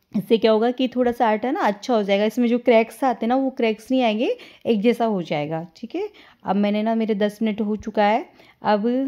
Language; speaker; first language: Hindi; native; Hindi